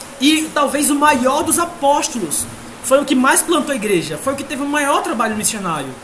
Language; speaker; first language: Portuguese; native; Portuguese